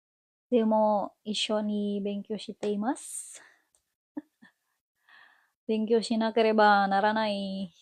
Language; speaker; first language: Japanese; non-native, learner; Indonesian